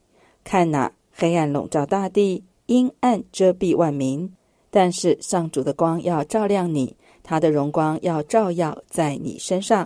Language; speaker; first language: Chinese; native; Chinese